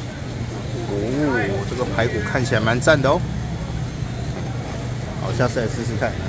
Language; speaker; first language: Chinese; native; Chinese